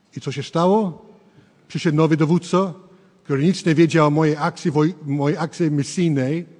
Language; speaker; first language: Polish; early bilingual, heritage; English